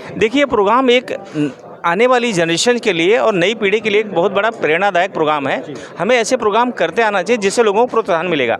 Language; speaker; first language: Hindi; native; Hindi